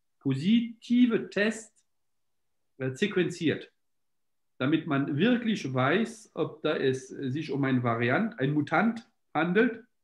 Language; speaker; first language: German; non-native, local second language; French